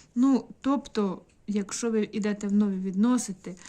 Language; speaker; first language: Ukrainian; non-native, local second language; Russian